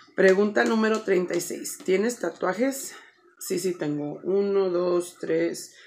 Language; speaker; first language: Spanish; early bilingual, heritage; Spanish